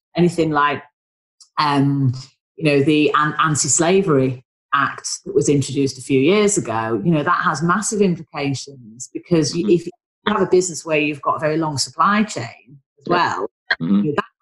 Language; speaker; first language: English; native; English